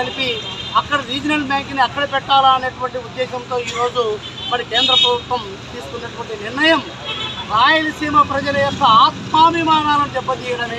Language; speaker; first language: Telugu; native; Telugu